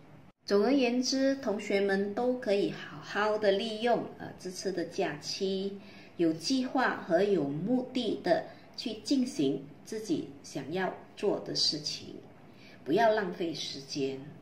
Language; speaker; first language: Chinese; native; Chinese